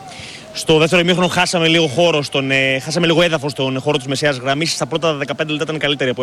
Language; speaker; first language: Greek; native; Greek